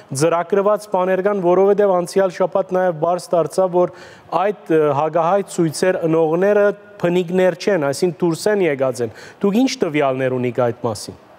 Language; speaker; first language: Armenian; early bilingual, heritage; Armenian